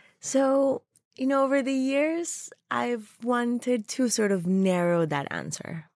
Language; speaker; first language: English; non-native, fluent; Spanish